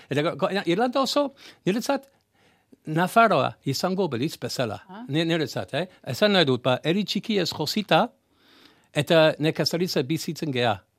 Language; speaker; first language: Basque; non-native, fluent; English